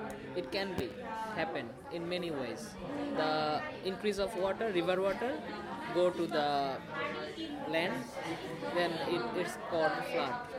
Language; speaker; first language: English; non-native, learner; Bangla